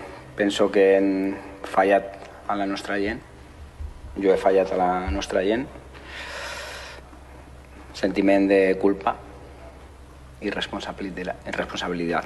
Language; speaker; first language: Catalan; non-native, fluent; Spanish